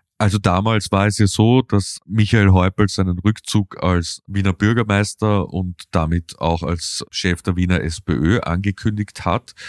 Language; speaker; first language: German; native; German